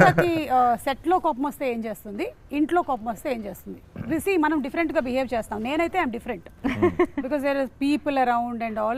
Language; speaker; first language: Telugu; native; Telugu